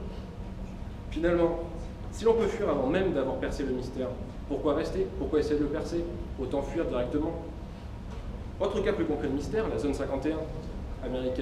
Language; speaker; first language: French; native; French